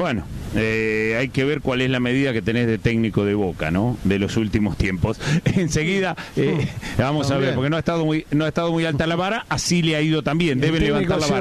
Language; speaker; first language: Spanish; native; Spanish